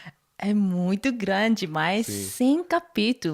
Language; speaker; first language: Portuguese; non-native, learner; Korean